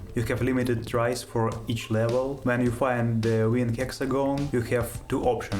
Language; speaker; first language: English; non-native, fluent; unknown